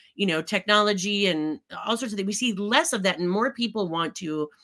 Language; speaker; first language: English; native; English